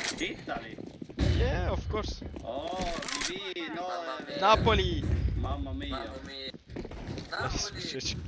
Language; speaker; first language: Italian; non-native, learner; Turkish